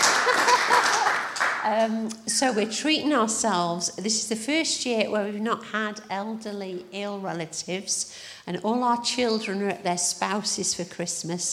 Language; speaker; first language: English; native; English